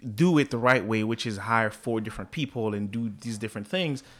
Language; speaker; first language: English; early bilingual, other home language; Haitian Creole